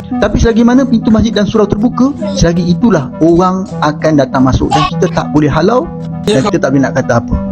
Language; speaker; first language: Malay; native; Malay